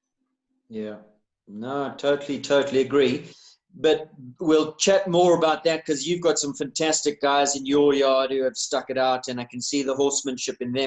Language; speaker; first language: English; native; English